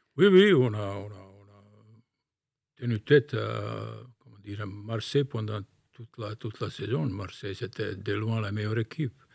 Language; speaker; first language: French; non-native, fluent; Bosnian